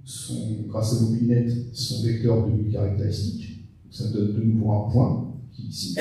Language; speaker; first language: French; native; French